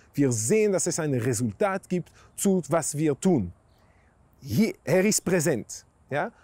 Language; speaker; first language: German; non-native, fluent; Hebrew